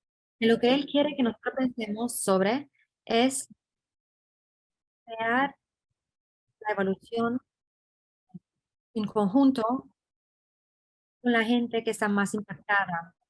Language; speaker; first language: Spanish; non-native, fluent; English